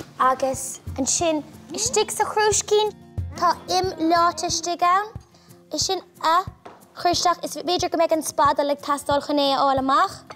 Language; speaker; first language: Irish; native; Irish